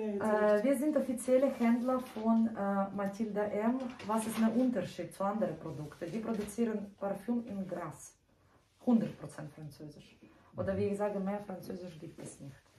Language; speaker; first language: German; non-native, fluent; Russian